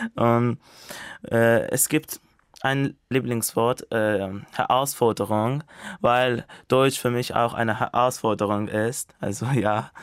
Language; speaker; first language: German; non-native, fluent; Azerbaijani